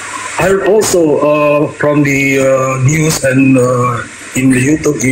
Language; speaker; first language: English; non-native, learner; Indonesian